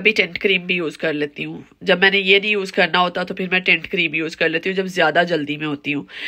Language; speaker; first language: Urdu; non-native, local second language; Punjabi